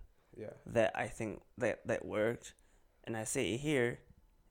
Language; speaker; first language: English; non-native, local second language; Cantonese